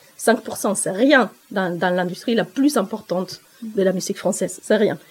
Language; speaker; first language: French; non-native, fluent; Spanish